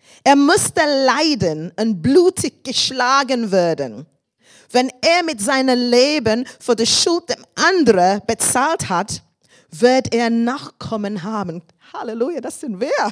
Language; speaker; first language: German; non-native, fluent; English